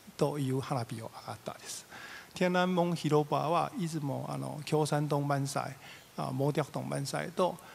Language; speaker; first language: Japanese; non-native, fluent; Chinese